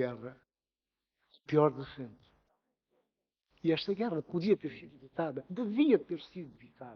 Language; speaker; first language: Portuguese; non-native, local second language; Upper Guinea Crioulo